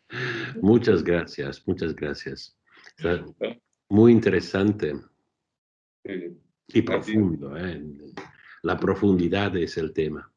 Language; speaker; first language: Spanish; non-native, fluent; Polish